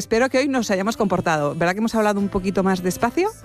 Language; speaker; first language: Spanish; native; Spanish